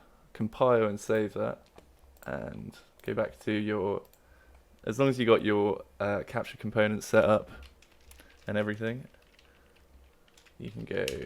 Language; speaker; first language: English; native; English